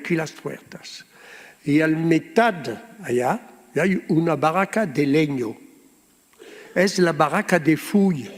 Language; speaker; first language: Spanish; early bilingual, heritage; French